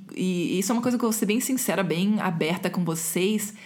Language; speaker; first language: Portuguese; non-native, fluent; German